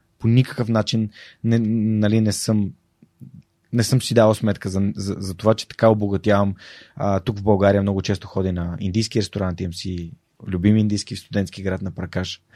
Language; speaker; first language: Bulgarian; native; Bulgarian